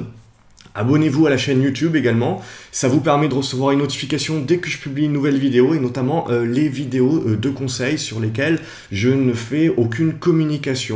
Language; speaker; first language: French; native; French